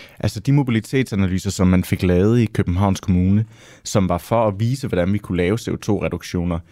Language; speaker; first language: Danish; native; Danish